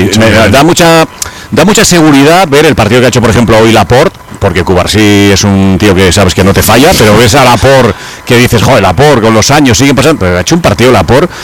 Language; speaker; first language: Spanish; native; Spanish